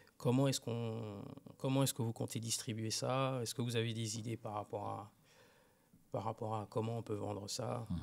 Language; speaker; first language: French; native; French